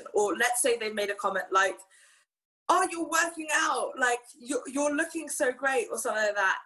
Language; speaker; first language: English; native; English